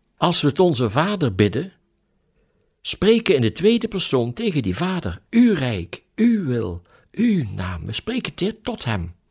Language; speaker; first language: Dutch; native; Dutch